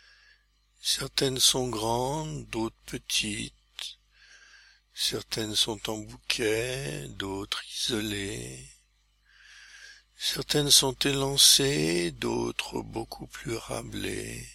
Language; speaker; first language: French; native; French